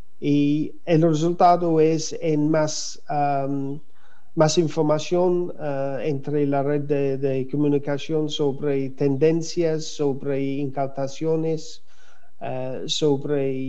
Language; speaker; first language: Spanish; non-native, fluent; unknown